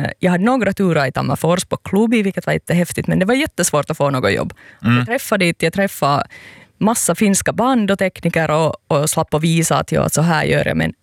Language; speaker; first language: Swedish; native; Swedish